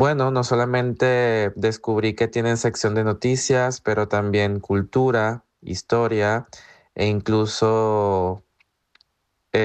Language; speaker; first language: Spanish; native; Spanish